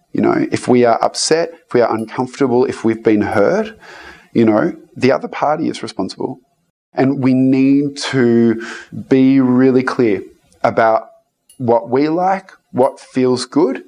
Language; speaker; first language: English; native; English